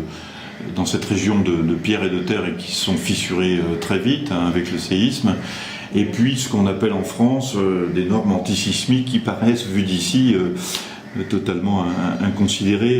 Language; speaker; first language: French; native; French